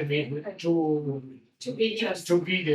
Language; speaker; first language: English; non-native, learner; Italian